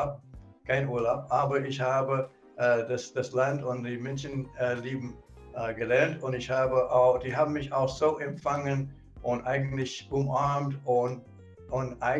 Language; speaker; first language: German; non-native, fluent; English